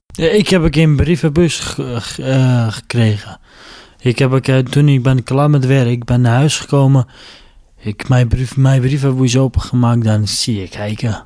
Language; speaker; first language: Dutch; non-native, learner; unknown